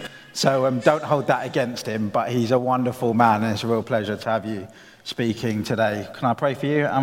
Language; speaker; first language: English; native; English